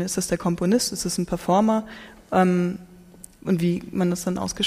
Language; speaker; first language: German; native; German